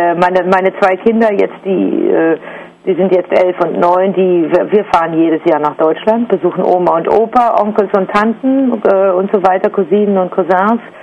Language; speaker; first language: German; native; German